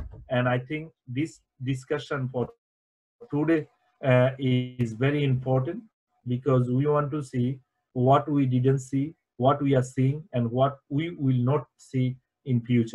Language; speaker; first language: English; non-native, local second language; Bangla